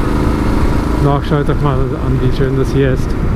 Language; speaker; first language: German; native; German